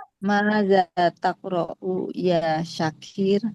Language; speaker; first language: Arabic; non-native, learner; Indonesian